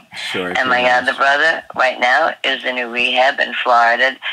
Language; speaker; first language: English; native; English